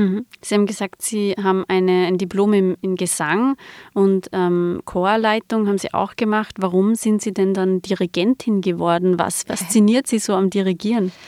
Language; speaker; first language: German; native; German